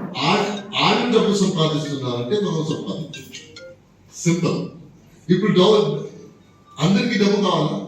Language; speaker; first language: Telugu; non-native, fluent; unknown